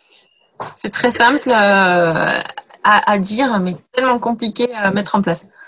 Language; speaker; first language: French; native; French